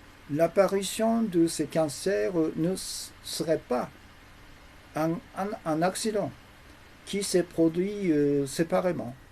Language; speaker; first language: French; non-native, learner; Japanese